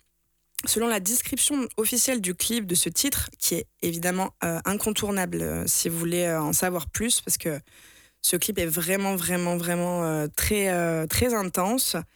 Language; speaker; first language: French; native; French